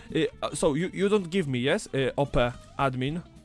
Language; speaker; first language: English; non-native, learner; Polish